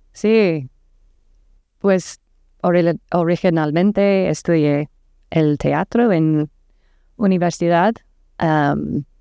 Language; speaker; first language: Spanish; non-native, learner; English